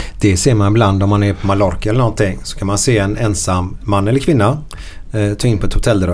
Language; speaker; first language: Swedish; native; Swedish